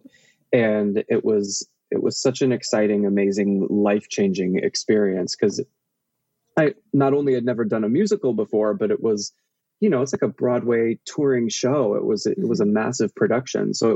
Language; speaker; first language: English; native; English